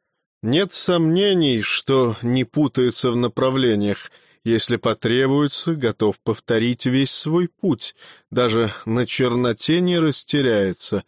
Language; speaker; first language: Russian; native; Russian